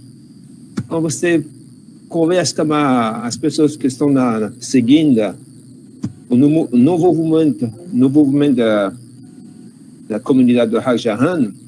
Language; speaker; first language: Portuguese; non-native, fluent; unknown